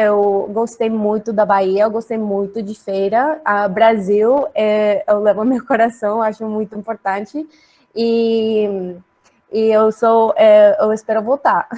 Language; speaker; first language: Portuguese; non-native, learner; Spanish